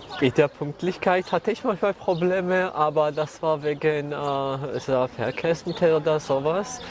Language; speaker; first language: German; non-native, fluent; Georgian